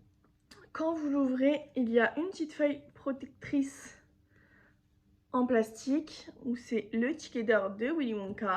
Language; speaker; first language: French; native; French